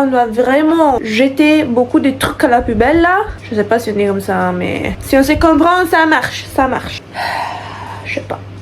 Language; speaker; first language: French; non-native, fluent; Italian